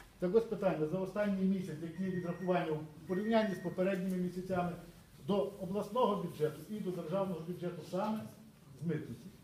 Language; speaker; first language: Ukrainian; native; Ukrainian